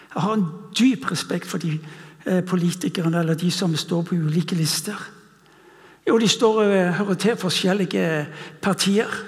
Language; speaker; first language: Norwegian; non-native, fluent; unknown